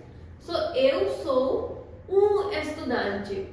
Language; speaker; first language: Portuguese; non-native, fluent; Hindi